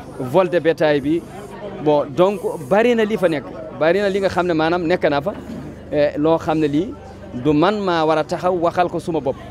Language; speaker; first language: Wolof; non-native, local second language; Fula